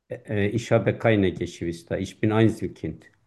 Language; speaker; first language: German; non-native, fluent; Turkish